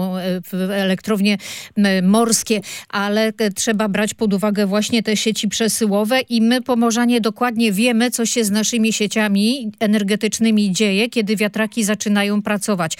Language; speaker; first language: Polish; native; Polish